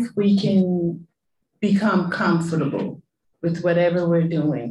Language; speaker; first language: English; non-native, fluent; Spanish